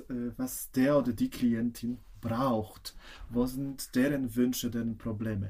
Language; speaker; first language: German; non-native, fluent; Polish